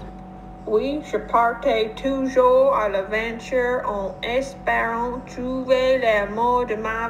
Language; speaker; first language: French; non-native, learner; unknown